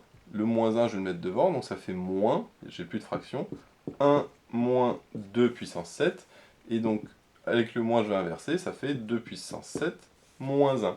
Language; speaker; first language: French; native; French